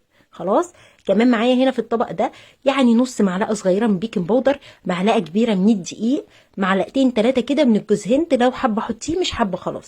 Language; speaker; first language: Arabic; native; Arabic